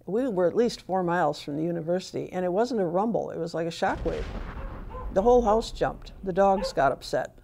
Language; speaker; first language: English; native; English